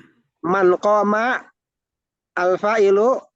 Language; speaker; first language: Arabic; non-native, fluent; Indonesian